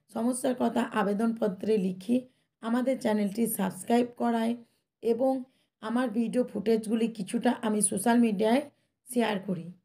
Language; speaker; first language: Bangla; native; Bangla